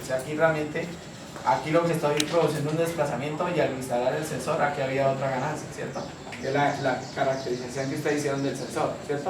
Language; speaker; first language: Spanish; native; Spanish